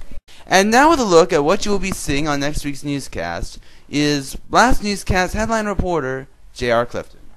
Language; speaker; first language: English; native; English